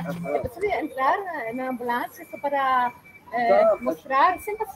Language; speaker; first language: Portuguese; non-native, learner; Polish